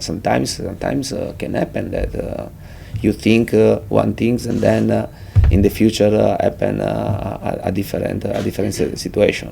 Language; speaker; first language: English; non-native, fluent; Italian